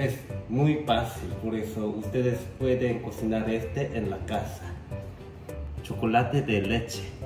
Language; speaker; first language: Spanish; non-native, learner; Korean